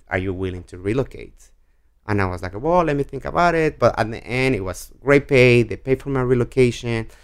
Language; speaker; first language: English; non-native, learner; Spanish